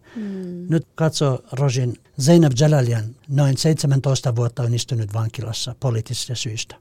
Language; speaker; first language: Finnish; non-native, fluent; Persian